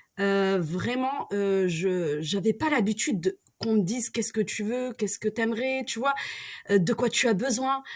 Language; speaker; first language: French; early bilingual, other home language; Arabic